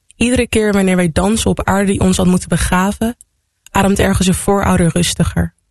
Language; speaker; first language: Dutch; native; Dutch